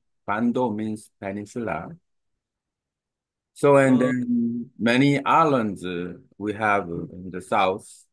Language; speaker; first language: English; non-native, learner; Korean